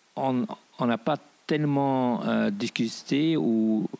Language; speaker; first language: French; non-native, fluent; Dutch